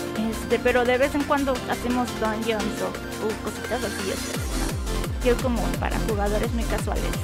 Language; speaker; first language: Spanish; native; Spanish